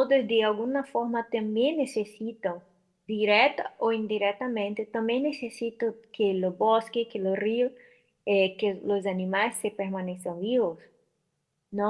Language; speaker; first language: Spanish; non-native, learner; Portuguese